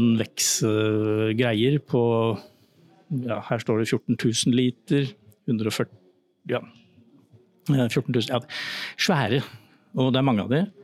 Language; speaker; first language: Norwegian; native; Norwegian